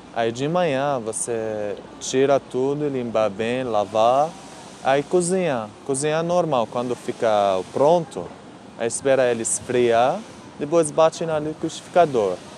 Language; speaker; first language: Portuguese; non-native, learner; Arabic